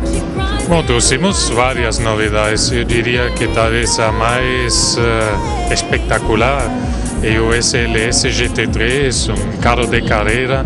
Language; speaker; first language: Portuguese; non-native, fluent; Spanish